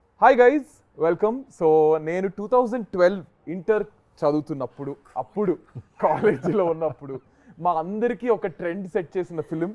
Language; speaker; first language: Telugu; native; Telugu